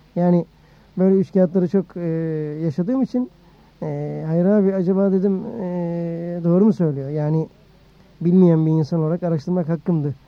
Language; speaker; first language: Turkish; native; Turkish